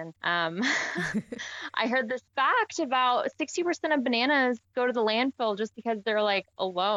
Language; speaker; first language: English; native; English